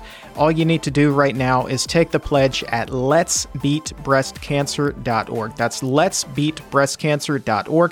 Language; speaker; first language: English; native; English